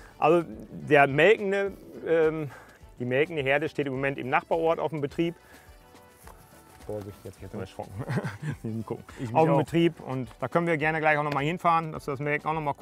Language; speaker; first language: German; native; German